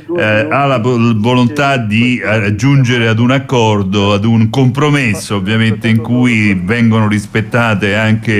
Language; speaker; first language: Italian; native; Italian